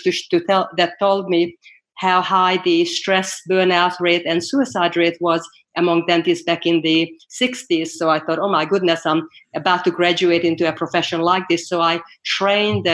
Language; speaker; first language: English; non-native, fluent; Hungarian